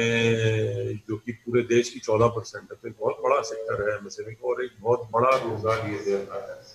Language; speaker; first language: Hindi; native; Hindi